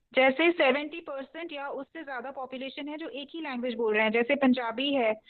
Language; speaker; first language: Hindi; non-native, local second language; Punjabi